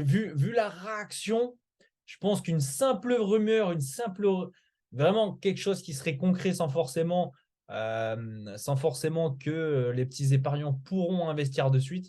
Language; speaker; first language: French; native; French